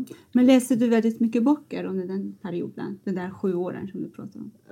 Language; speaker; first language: Swedish; non-native, fluent; Persian